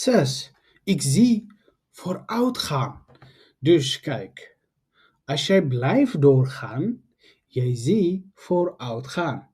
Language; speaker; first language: Dutch; non-native, learner; Tigrinya